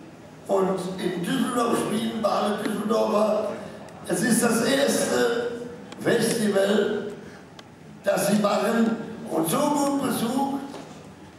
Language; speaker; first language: German; non-native, local second language; Romany